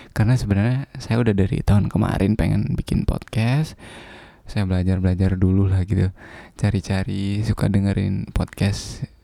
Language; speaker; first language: Indonesian; non-native, local second language; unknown